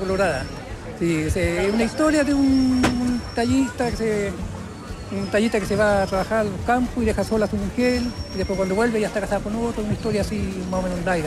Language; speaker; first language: Spanish; native; Spanish